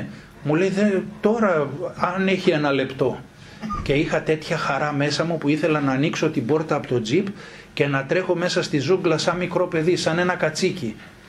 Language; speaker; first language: Greek; native; Greek